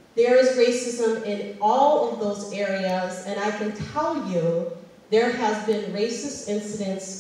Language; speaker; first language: English; native; English